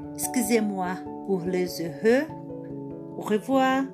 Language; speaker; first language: French; non-native, learner; Portuguese